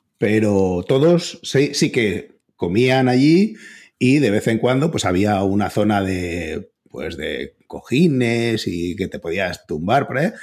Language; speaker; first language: Spanish; native; Spanish